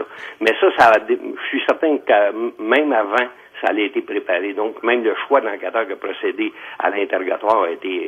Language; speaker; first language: French; native; French